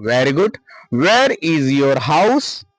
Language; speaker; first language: English; non-native, local second language; Marathi